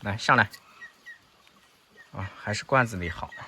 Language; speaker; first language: Chinese; native; Chinese